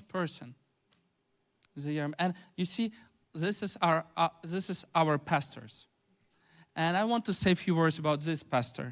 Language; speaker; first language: English; non-native, fluent; Ukrainian